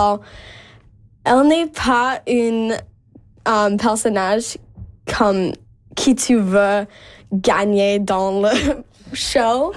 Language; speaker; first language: French; non-native, local second language; English